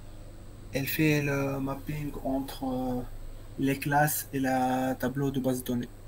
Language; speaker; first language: French; non-native, local second language; Arabic